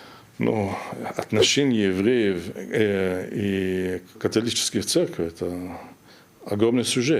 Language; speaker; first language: Russian; non-native, fluent; German